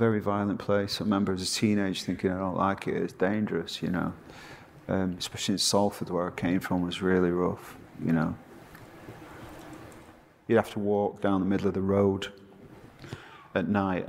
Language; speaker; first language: English; native; English